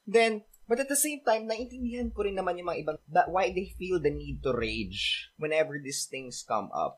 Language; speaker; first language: English; non-native, local second language; Filipino